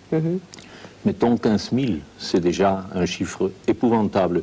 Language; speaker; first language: French; non-native, fluent; Spanish